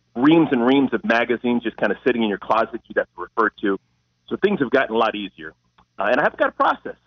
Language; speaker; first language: English; native; English